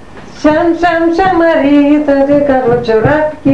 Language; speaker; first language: Greek; native; Greek